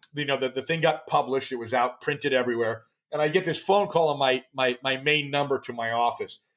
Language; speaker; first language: English; native; English